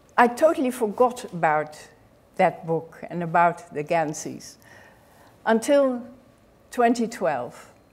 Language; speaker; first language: English; non-native, fluent; Dutch